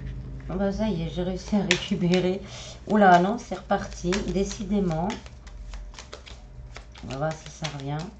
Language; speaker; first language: French; native; French